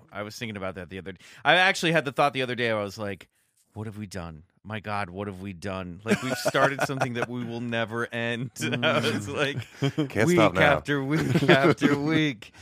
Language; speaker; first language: English; native; English